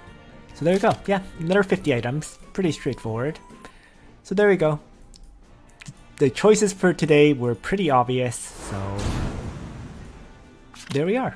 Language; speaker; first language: English; native; English